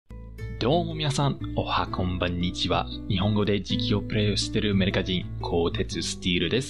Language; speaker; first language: Japanese; non-native, fluent; English